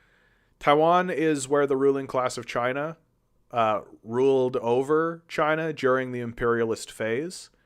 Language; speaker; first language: English; native; English